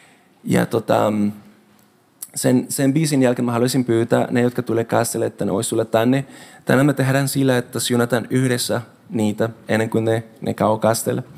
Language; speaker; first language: Finnish; non-native, fluent; Spanish